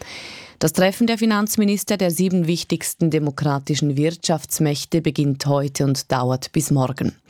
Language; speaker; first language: German; native; German